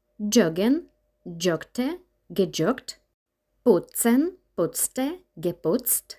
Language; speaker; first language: German; non-native, fluent; Ukrainian